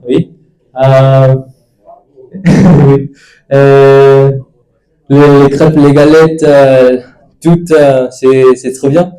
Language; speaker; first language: French; non-native, fluent; English